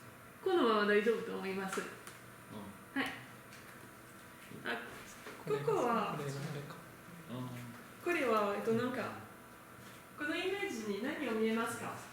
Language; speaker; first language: Japanese; non-native, learner; French